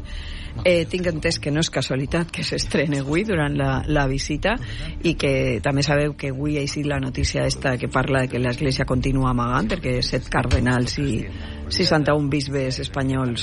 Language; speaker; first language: Catalan; native; Catalan